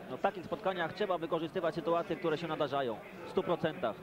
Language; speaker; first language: Polish; native; Polish